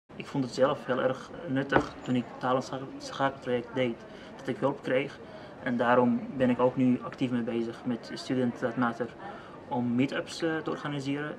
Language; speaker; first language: Dutch; non-native, fluent; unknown